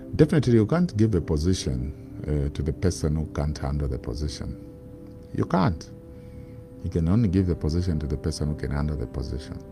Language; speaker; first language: English; non-native, local second language; Bemba